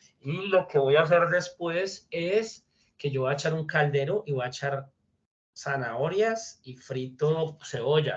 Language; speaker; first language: Spanish; native; Spanish